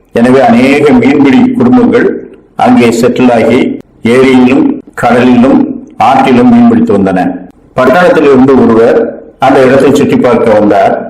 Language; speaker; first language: Tamil; native; Tamil